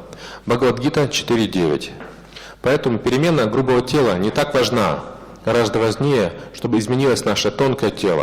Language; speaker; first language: Russian; native; Russian